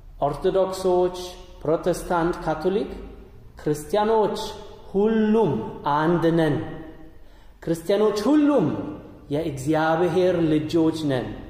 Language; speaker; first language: Amharic; non-native, learner; German